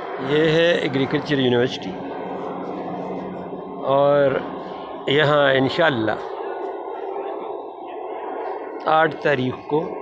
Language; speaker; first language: Urdu; non-native, local second language; Pashto